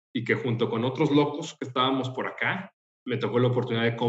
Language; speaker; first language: Spanish; native; Spanish